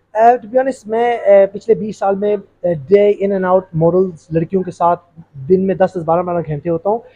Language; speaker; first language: Hindi; early bilingual, heritage; Urdu